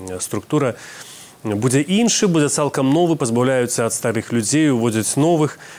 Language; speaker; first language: Belarusian; native; Belarusian